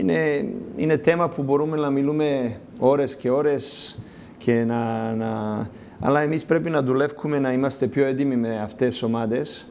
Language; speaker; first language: Greek; non-native, learner; Serbian